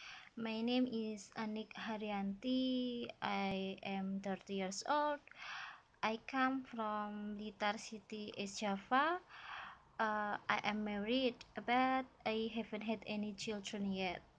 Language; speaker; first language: English; non-native, learner; Indonesian